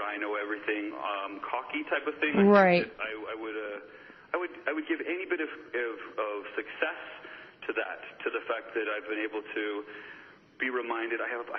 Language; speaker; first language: English; native; English